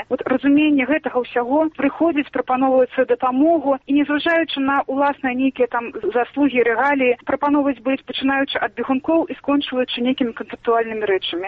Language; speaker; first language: Belarusian; native; Belarusian